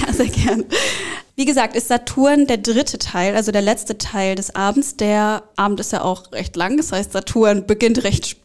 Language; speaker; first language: German; native; German